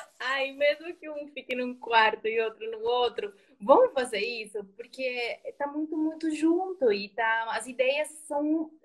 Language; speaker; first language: Portuguese; non-native, fluent; Spanish